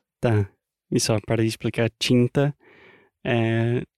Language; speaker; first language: Portuguese; non-native, learner; English